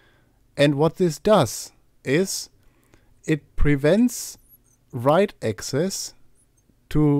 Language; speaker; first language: English; non-native, fluent; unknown